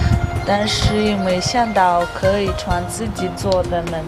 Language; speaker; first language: Chinese; non-native, fluent; Russian